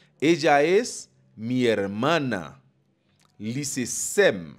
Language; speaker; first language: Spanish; non-native, fluent; Haitian Creole